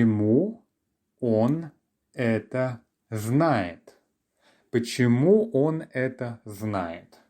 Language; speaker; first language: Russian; non-native, fluent; English